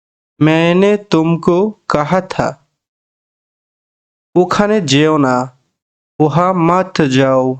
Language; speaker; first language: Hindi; non-native, fluent; Bangla